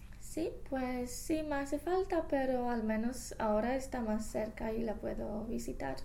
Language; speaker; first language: Spanish; non-native, fluent; Polish